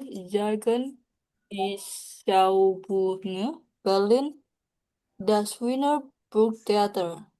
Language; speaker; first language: German; non-native, learner; Indonesian